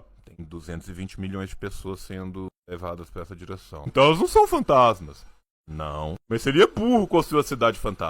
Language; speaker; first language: Portuguese; native; Portuguese